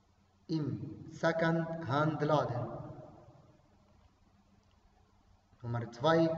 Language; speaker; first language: German; non-native, fluent; Arabic